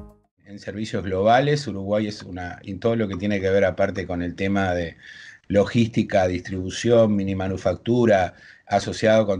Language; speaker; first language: Spanish; native; Spanish